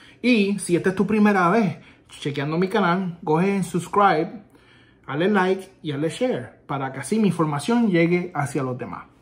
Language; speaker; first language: Spanish; native; Spanish